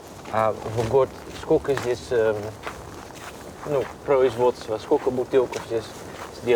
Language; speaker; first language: Russian; non-native, fluent; Dutch